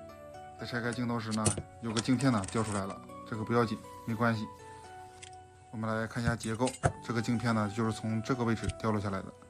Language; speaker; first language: Chinese; native; Chinese